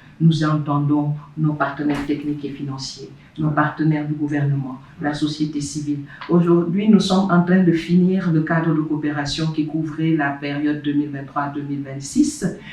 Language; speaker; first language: French; non-native, local second language; Wolof